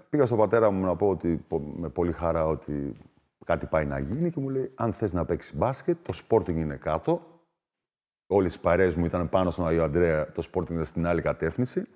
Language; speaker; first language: Greek; early bilingual, other home language; German